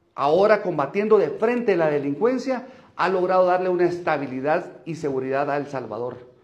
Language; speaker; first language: Spanish; native; Spanish